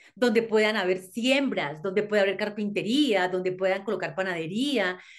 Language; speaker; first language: Spanish; native; Spanish